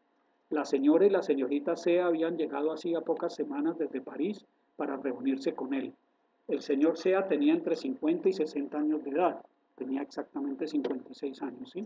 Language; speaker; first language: Spanish; native; Spanish